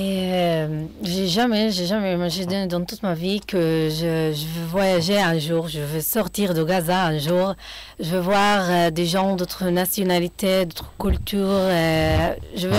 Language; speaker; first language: French; non-native, fluent; Arabic